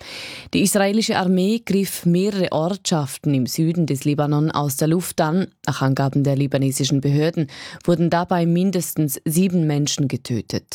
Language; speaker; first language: German; native; German